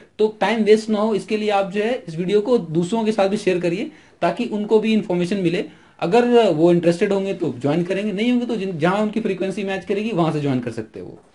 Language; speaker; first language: Hindi; native; Hindi